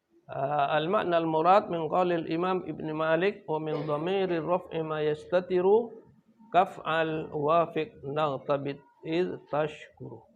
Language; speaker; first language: Arabic; non-native, fluent; Indonesian